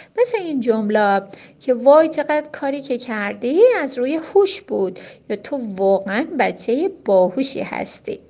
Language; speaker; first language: Persian; native; Persian